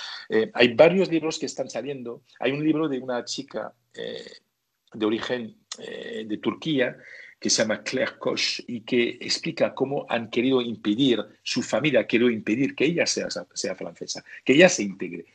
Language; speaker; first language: Spanish; non-native, fluent; French